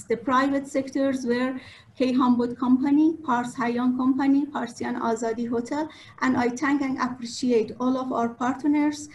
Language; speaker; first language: English; non-native, fluent; Persian